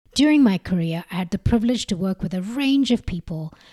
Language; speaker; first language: English; non-native, local second language; Malayalam